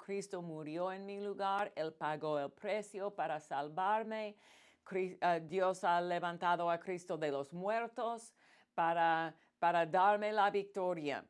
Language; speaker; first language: Spanish; non-native, fluent; English